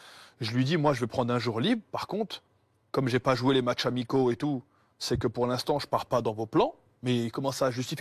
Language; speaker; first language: French; native; French